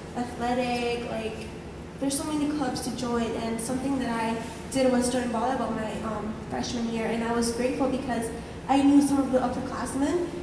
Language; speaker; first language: English; early bilingual, other home language; Spanish